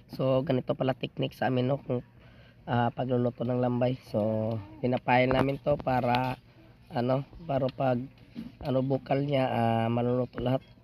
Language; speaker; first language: Filipino; non-native, local second language; Cebuano